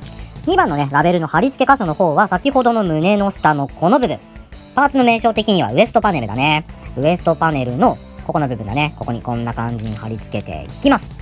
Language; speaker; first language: Japanese; native; Japanese